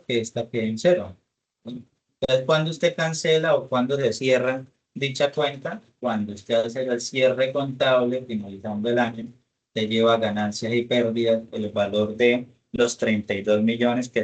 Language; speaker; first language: Spanish; native; Spanish